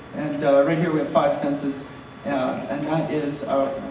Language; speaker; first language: English; native; English